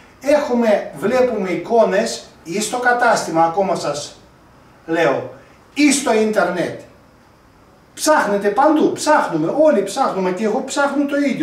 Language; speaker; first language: Greek; non-native, fluent; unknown